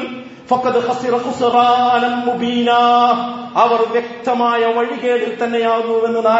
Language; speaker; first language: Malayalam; native; Malayalam